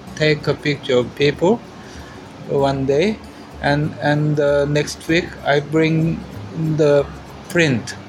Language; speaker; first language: English; non-native, learner; Korean